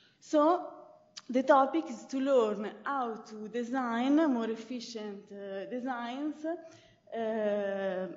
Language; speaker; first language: English; non-native, fluent; Italian